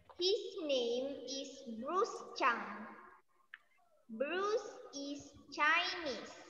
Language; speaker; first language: English; non-native, local second language; Malay